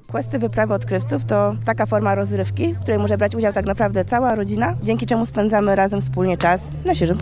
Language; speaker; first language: Polish; native; Polish